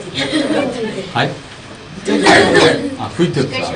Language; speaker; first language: Japanese; native; Japanese